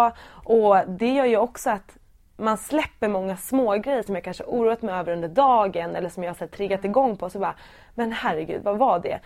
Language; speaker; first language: Swedish; native; Swedish